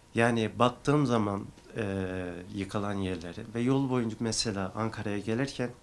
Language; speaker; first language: Turkish; native; Turkish